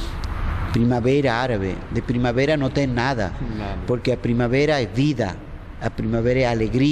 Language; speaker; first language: Portuguese; non-native, fluent; Spanish